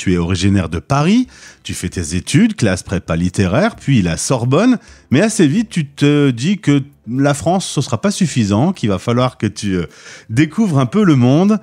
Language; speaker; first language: French; native; French